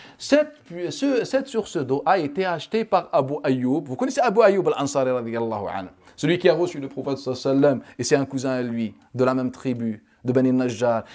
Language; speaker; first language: French; non-native, local second language; Wolof